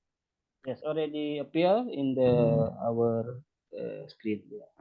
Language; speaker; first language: English; non-native, learner; Indonesian